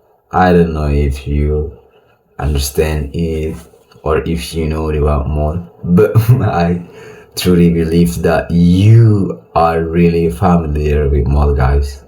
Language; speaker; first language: English; non-native, learner; Indonesian